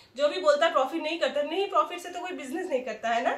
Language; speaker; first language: Hindi; non-native, local second language; Bangla